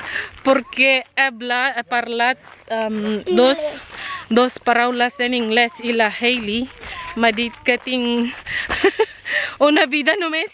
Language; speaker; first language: Catalan; non-native, learner; Filipino